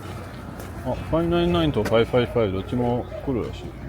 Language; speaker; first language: Japanese; non-native, fluent; French